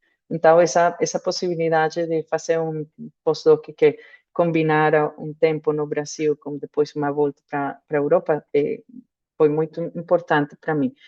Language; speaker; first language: Portuguese; non-native, fluent; Spanish